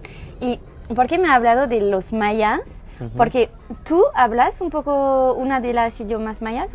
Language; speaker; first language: Spanish; non-native, learner; French